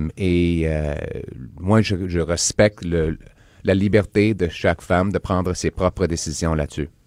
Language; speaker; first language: French; non-native, local second language; English